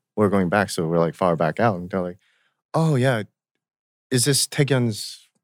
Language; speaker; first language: English; early bilingual, other home language; Korean